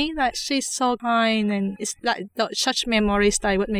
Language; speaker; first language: English; non-native, fluent; Vietnamese